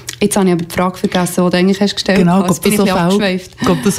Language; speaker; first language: German; native; German